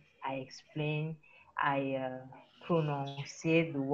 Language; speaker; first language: English; non-native, learner; French